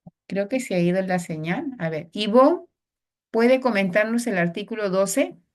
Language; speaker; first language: Spanish; native; Spanish